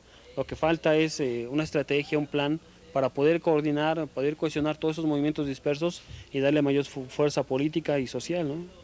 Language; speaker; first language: Spanish; native; Spanish